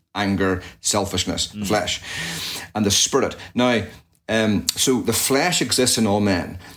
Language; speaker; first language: English; native; English